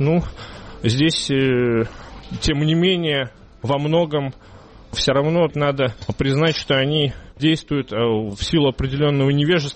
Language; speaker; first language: Russian; native; Russian